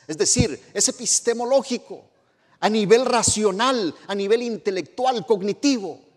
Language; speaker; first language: Spanish; native; Spanish